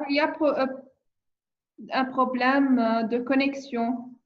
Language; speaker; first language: French; non-native, learner; English